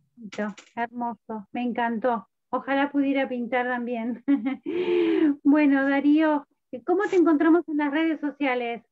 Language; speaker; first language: Spanish; native; Spanish